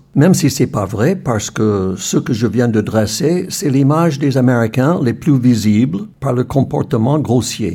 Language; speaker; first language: French; non-native, fluent; English